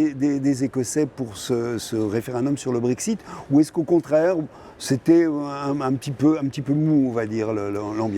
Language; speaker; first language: French; native; French